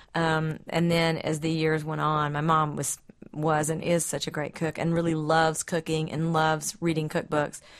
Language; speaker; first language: English; native; English